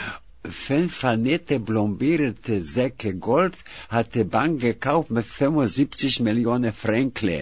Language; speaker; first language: German; non-native, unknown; Russian